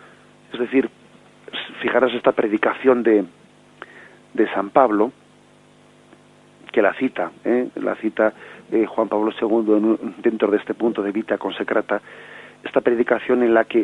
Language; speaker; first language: Spanish; native; Spanish